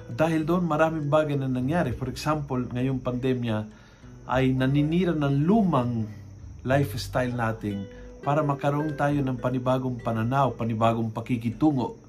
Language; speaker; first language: Filipino; native; Filipino